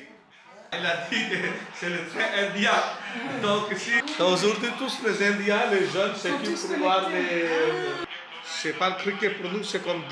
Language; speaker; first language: French; non-native, learner; Hindi